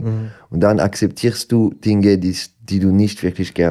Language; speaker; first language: German; non-native, local second language; French